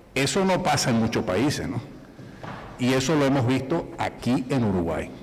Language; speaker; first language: Spanish; native; Spanish